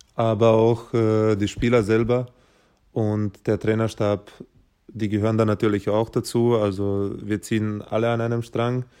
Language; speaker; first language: German; native; German